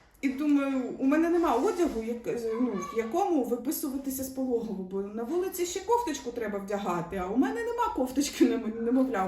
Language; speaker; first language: Ukrainian; native; Ukrainian